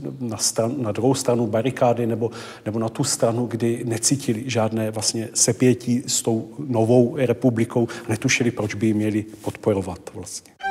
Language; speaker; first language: Czech; native; Czech